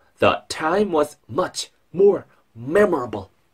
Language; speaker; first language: English; non-native, fluent; Korean